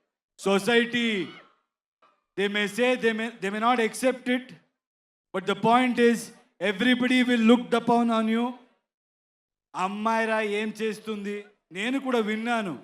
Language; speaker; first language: Telugu; non-native, learner; Kannada